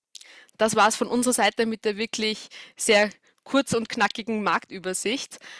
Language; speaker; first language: German; native; German